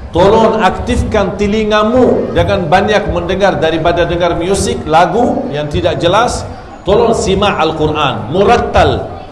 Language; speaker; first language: Malay; non-native, fluent; Arabic